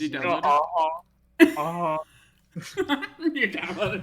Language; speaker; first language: English; native; English